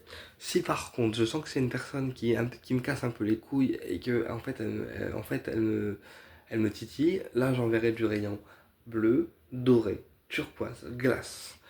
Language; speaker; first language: French; native; French